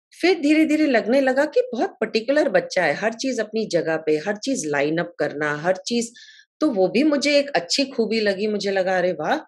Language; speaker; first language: Hindi; native; Hindi